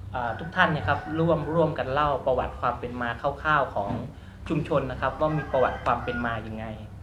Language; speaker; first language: Thai; native; Thai